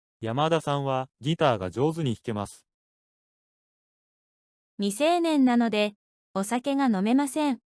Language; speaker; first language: Japanese; non-native, fluent; Korean